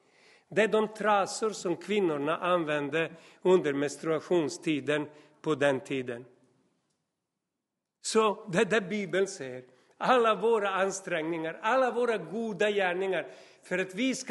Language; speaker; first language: Swedish; non-native, fluent; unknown